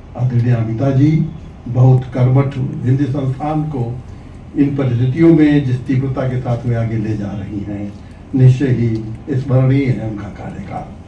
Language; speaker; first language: Hindi; native; Hindi